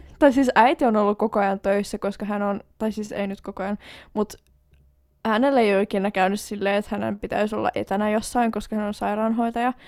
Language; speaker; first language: Finnish; non-native, local second language; Swedish